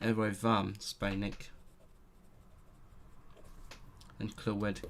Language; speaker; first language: Welsh; non-native, learner; English